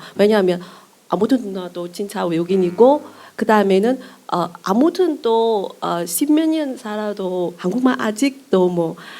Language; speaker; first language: Korean; non-native, learner; Vietnamese